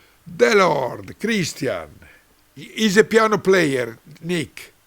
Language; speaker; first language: English; non-native, learner; Italian